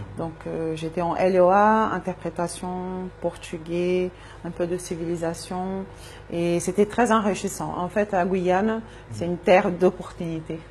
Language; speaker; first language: French; non-native, fluent; Portuguese